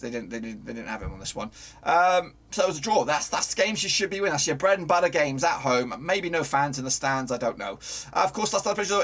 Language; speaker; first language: English; native; English